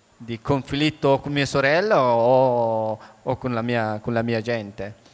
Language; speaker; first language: Italian; early bilingual, other home language; Persian